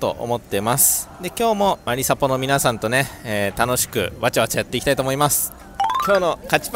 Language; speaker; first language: Japanese; native; Japanese